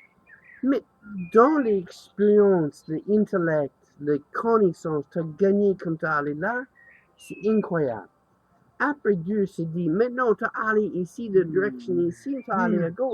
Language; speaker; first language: French; non-native, learner; English